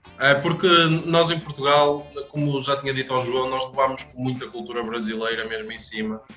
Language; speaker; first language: Portuguese; native; Portuguese